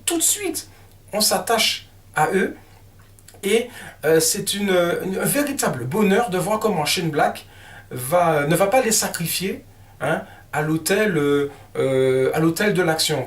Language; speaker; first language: French; native; French